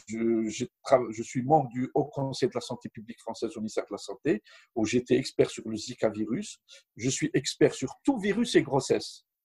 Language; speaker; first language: French; non-native, local second language; Arabic